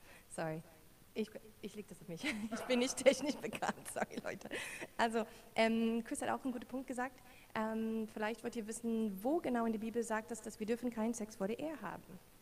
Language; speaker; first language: German; non-native, learner; English